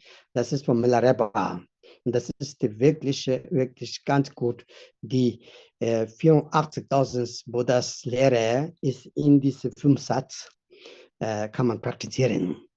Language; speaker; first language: German; non-native, fluent; Tibetan